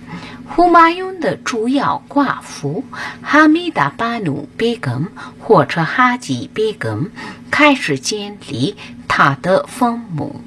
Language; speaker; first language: Chinese; non-native, fluent; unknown